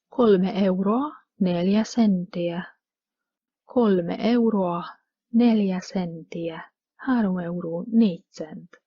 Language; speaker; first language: Finnish; non-native, fluent; Hungarian